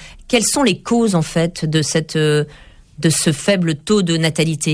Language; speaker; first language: French; native; French